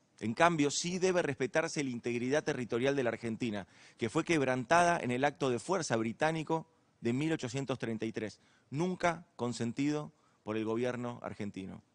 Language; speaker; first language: Spanish; native; Spanish